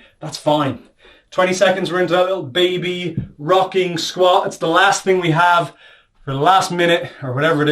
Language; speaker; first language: English; native; English